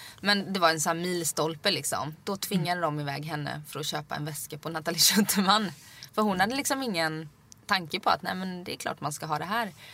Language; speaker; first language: Swedish; native; Swedish